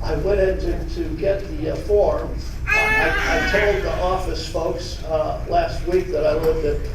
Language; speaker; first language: English; native; English